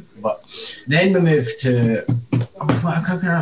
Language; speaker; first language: English; native; English